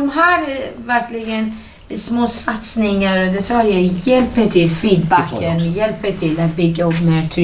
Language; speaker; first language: Swedish; non-native, fluent; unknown